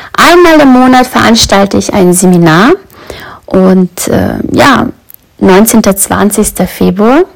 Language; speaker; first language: German; native; German